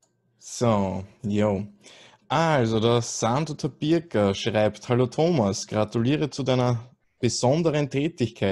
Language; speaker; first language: German; native; German